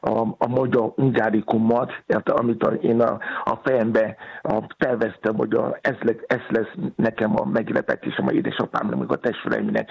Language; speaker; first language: Hungarian; non-native, fluent; Yoruba